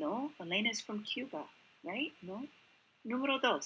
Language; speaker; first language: Spanish; non-native, fluent; English